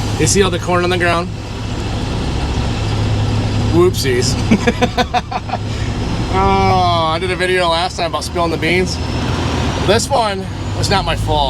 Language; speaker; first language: English; native; English